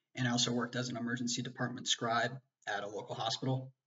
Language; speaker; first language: English; native; English